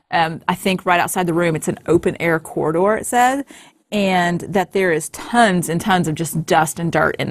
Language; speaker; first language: English; native; English